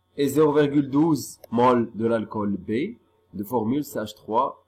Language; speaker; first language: French; non-native, local second language; Arabic